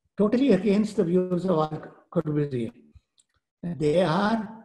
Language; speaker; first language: English; non-native, local second language; Gujarati